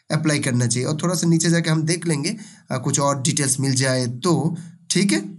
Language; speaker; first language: Hindi; non-native, local second language; Bangla